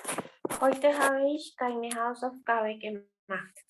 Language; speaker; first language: German; non-native, fluent; Spanish